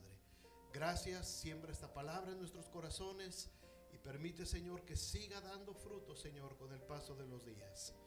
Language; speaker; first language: Spanish; native; Spanish